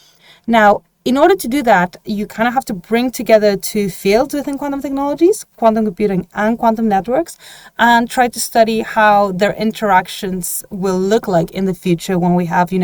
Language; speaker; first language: English; non-native, fluent; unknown